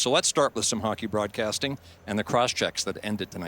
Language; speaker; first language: English; native; English